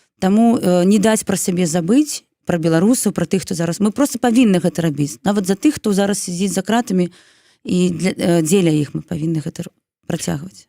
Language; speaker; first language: Belarusian; non-native, local second language; Russian